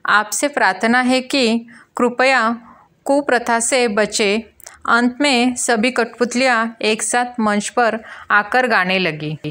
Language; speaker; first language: Hindi; non-native, local second language; Marathi